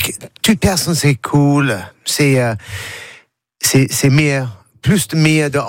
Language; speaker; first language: French; non-native, learner; English